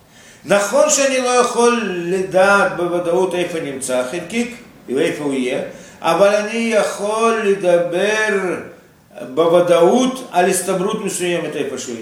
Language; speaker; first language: Hebrew; non-native, fluent; Russian